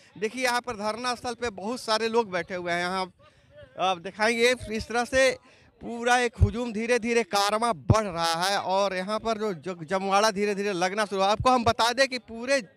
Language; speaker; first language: Hindi; native; Hindi